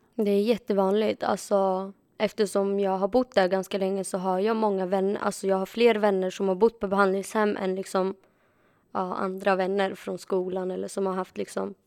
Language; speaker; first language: Swedish; early bilingual, other home language; Arabic